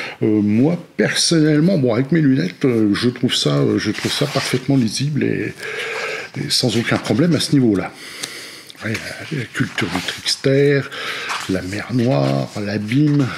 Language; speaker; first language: French; native; French